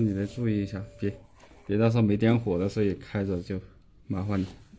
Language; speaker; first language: Chinese; native; Chinese